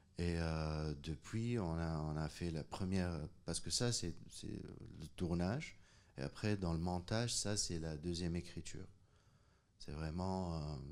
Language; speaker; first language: French; non-native, local second language; Arabic